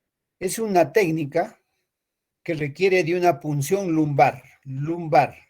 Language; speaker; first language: Spanish; native; Spanish